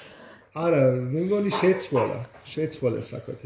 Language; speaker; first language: Georgian; non-native, learner; German